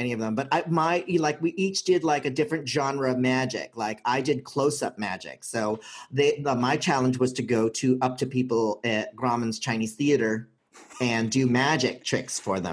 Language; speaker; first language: English; native; English